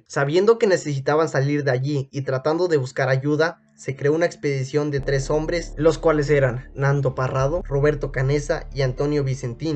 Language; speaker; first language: Spanish; native; Spanish